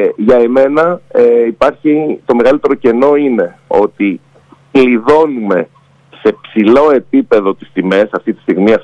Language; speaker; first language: Greek; native; Greek